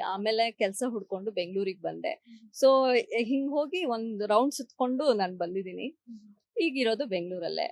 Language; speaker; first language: Kannada; non-native, local second language; Kodava